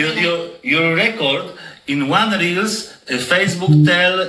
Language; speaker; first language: English; non-native, learner; Polish